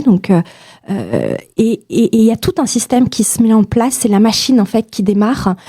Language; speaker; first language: French; native; French